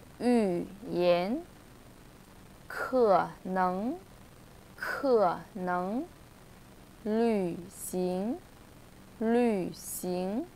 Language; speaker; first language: Chinese; non-native, fluent; Vietnamese